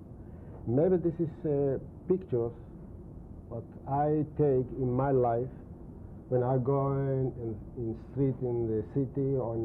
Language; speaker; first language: English; non-native, learner; Spanish